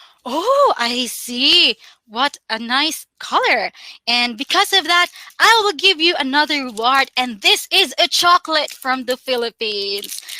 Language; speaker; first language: English; non-native, local second language; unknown